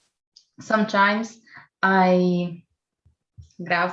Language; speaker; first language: English; non-native, learner; Portuguese